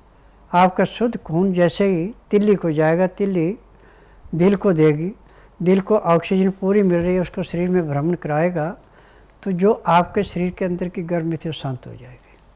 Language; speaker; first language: Hindi; native; Hindi